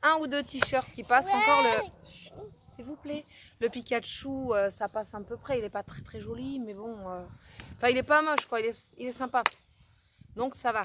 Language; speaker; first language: French; native; French